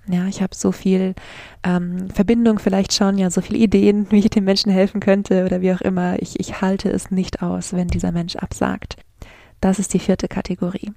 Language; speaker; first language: German; native; German